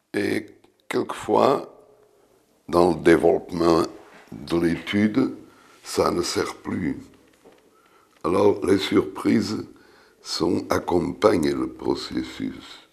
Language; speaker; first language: French; non-native, fluent; Portuguese